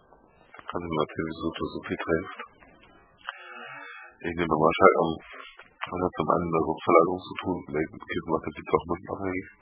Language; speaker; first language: German; native; German